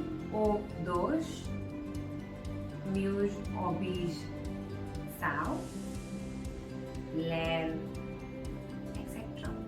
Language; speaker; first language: Portuguese; non-native, learner; Hindi